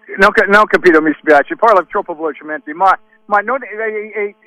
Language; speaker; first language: Italian; non-native, learner; English